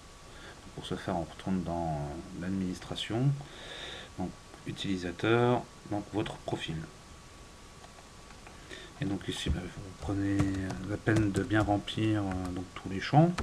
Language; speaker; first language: French; native; French